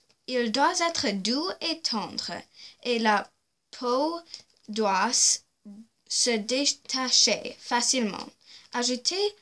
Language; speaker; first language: French; non-native, local second language; English